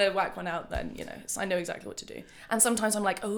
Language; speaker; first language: English; native; English